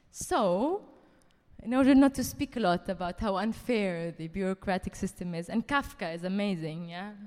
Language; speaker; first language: English; early bilingual, heritage; Arabic